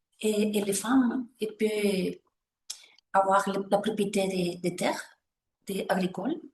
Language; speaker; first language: French; non-native, learner; Spanish